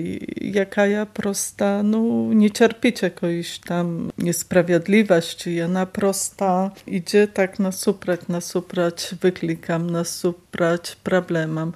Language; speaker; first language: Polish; non-native, local second language; Belarusian